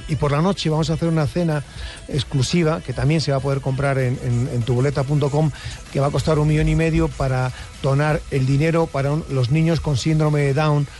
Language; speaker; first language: Spanish; native; Spanish